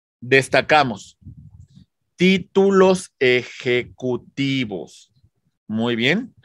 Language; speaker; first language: Spanish; native; Spanish